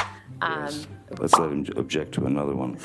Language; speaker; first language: English; native; English